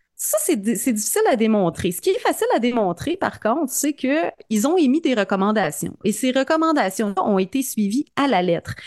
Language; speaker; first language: French; native; French